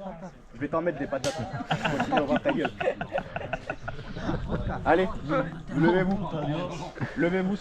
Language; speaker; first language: French; native; French